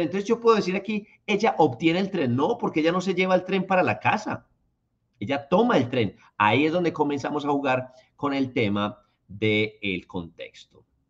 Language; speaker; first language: Spanish; native; Spanish